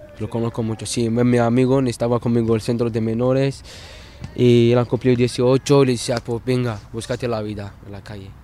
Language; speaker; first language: Spanish; non-native, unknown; Arabic